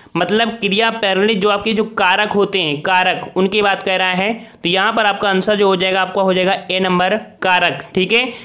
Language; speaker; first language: Hindi; native; Hindi